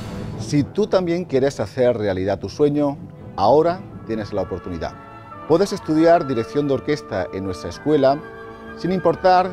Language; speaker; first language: Spanish; native; Spanish